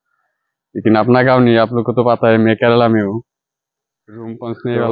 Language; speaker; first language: Hindi; non-native, local second language; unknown